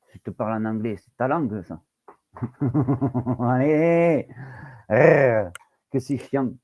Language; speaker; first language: French; native; French